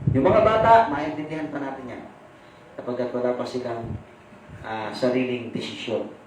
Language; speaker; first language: Filipino; non-native, local second language; Pampanga